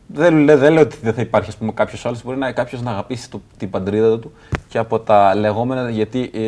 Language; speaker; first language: Greek; non-native, fluent; Arabic